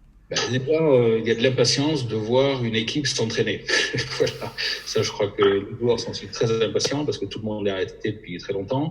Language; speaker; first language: French; native; French